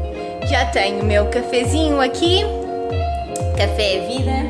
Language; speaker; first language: Portuguese; early bilingual, heritage; Portuguese